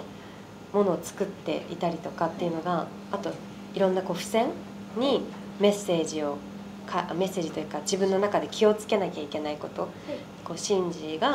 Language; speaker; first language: Japanese; native; Japanese